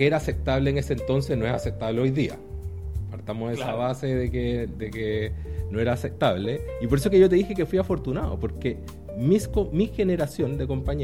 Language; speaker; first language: Spanish; native; Spanish